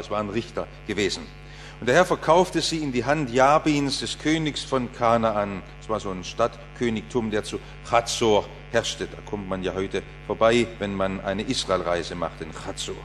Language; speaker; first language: German; native; German